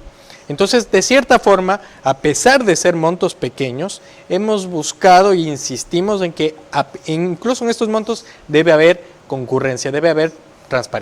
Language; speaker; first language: Spanish; native; Spanish